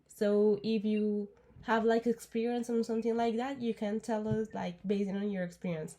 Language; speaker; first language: English; non-native, learner; Spanish